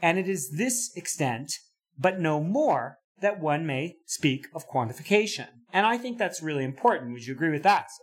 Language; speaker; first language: English; native; English